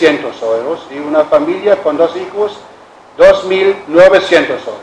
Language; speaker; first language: Spanish; non-native, learner; German